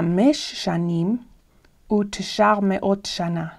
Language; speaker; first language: Hebrew; non-native, fluent; English